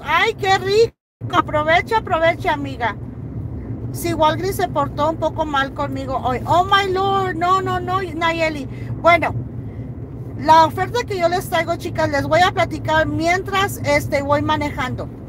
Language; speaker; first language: Spanish; native; Spanish